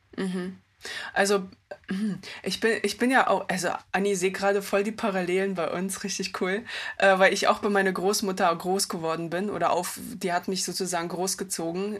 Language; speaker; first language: German; early bilingual, other home language; Russian